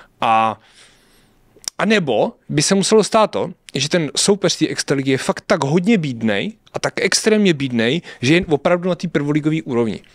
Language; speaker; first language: Czech; native; Czech